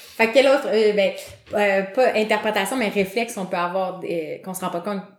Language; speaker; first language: French; native; French